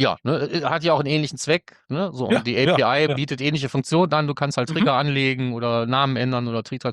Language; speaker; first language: German; native; German